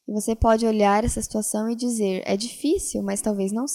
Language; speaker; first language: Portuguese; native; Portuguese